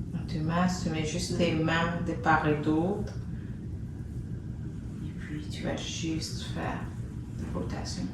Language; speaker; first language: French; native; French